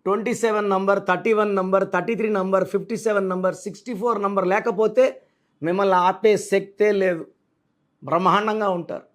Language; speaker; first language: Telugu; native; Telugu